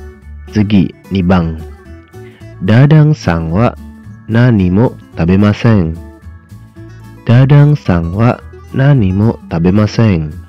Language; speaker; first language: Japanese; non-native, fluent; Indonesian